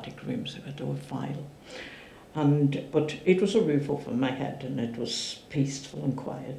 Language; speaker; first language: English; native; English